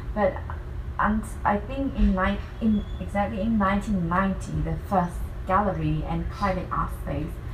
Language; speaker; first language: English; non-native, fluent; Vietnamese